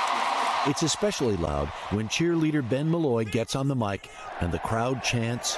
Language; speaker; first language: English; native; English